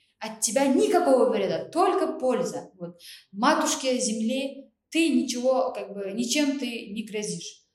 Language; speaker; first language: Russian; non-native, local second language; Uzbek